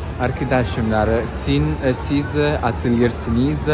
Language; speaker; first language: Turkish; non-native, learner; Italian